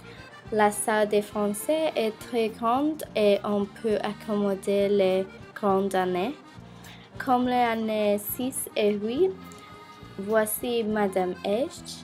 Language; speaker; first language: French; non-native, learner; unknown